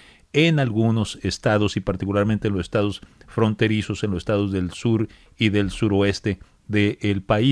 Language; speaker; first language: Spanish; native; Spanish